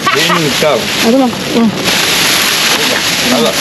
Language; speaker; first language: Spanish; native; Spanish